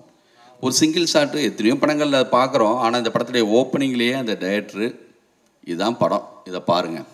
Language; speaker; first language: Tamil; native; Tamil